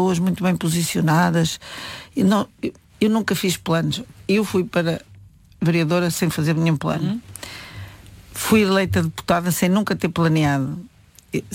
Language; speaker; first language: Portuguese; native; Portuguese